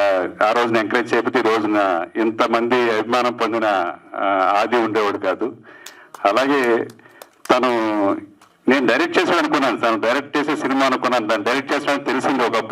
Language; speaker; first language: Telugu; native; Telugu